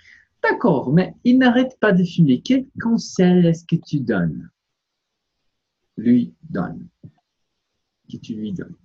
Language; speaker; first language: French; non-native, fluent; Portuguese